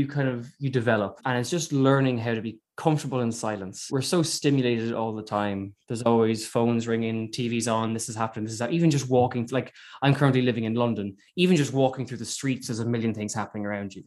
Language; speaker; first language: English; native; English